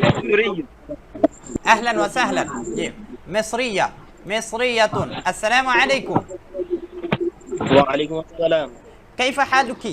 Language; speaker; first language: Arabic; non-native, fluent; Bangla